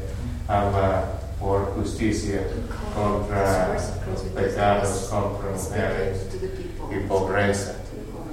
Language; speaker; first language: Spanish; non-native, learner; English